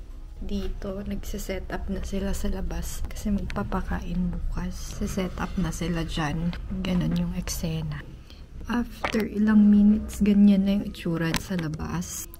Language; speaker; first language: Filipino; native; Filipino